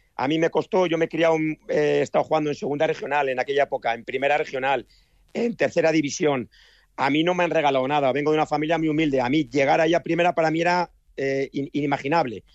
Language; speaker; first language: Spanish; native; Spanish